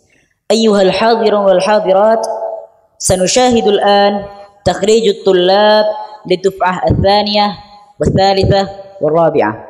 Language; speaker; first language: Arabic; non-native, fluent; Indonesian